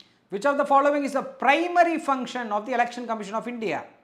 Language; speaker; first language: English; non-native, local second language; Tamil